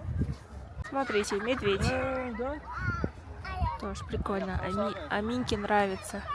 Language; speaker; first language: Russian; non-native, local second language; Kazakh